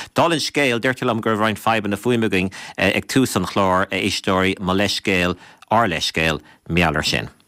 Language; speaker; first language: Irish; native; Irish